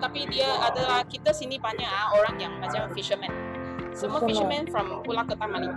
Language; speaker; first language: Malay; non-native, local second language; Chinese